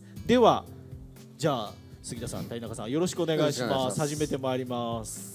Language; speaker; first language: Japanese; native; Japanese